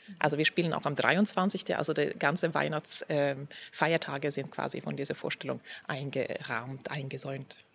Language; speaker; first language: German; non-native, fluent; Swedish